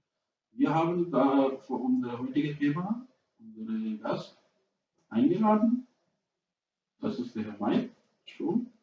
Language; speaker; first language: German; non-native, fluent; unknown